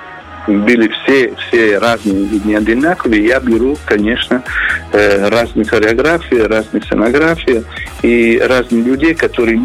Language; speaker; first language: Russian; non-native, learner; Italian